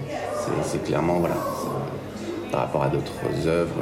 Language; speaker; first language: French; native; French